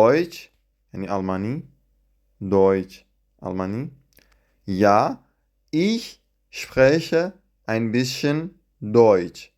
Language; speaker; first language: German; non-native, fluent; Central Kurdish